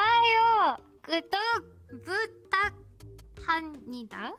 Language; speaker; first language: Korean; non-native, learner; Japanese